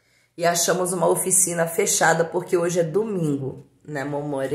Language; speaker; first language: Portuguese; native; Portuguese